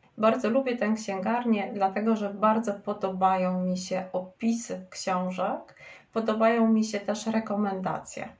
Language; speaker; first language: Polish; native; Polish